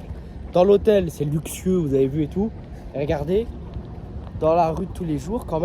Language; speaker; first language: French; native; French